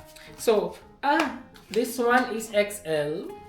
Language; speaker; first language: English; non-native, local second language; Filipino